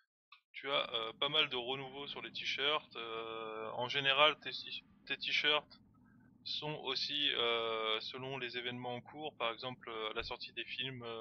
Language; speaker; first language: French; native; French